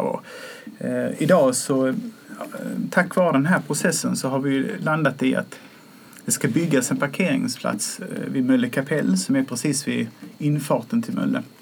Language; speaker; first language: Swedish; native; Swedish